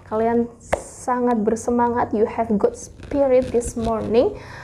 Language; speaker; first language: English; non-native, fluent; Indonesian